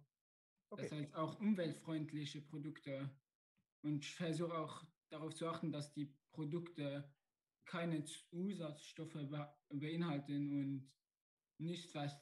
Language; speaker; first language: German; non-native, local second language; Luxembourgish